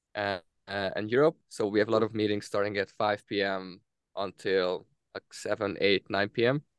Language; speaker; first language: English; non-native, fluent; Hungarian